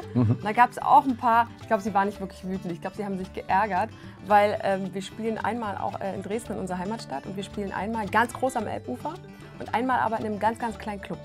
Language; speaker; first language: German; native; German